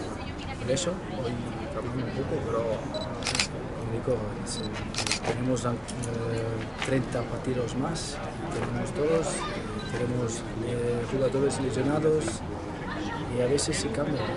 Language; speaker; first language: Spanish; non-native, learner; German